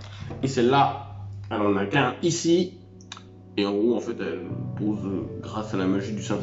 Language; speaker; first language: French; native; French